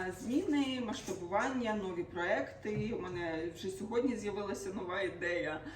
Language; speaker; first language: Ukrainian; non-native, local second language; Russian